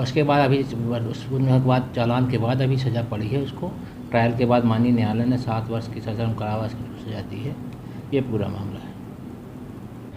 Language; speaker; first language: Hindi; native; Hindi